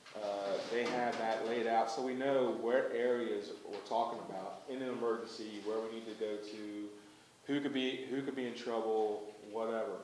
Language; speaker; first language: English; native; English